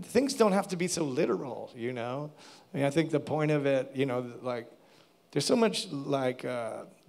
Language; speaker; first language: English; native; English